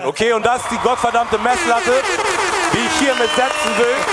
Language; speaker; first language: German; native; German